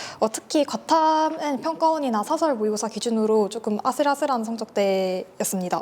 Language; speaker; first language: Korean; native; Korean